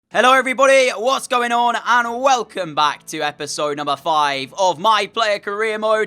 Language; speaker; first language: English; native; English